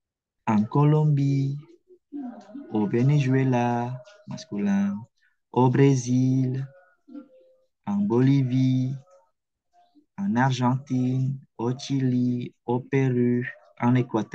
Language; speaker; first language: French; non-native, fluent; Indonesian